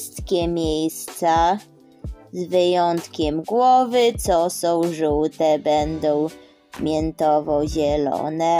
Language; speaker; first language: Polish; early bilingual, heritage; Polish